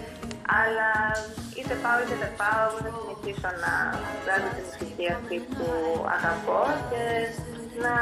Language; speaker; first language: Greek; early bilingual, heritage; Greek